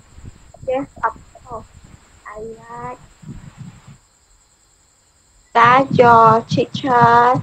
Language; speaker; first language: English; non-native, learner; Khmer